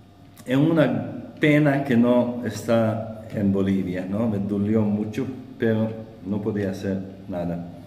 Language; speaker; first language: Spanish; non-native, learner; Hebrew